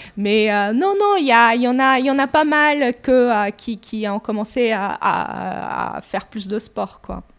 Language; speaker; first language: French; non-native, fluent; Portuguese